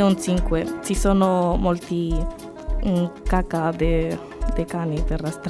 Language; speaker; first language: Italian; non-native, learner; Spanish